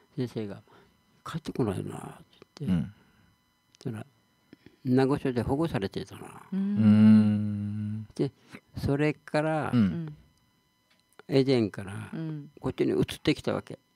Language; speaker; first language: Japanese; native; Japanese